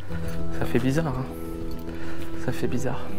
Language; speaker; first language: French; native; French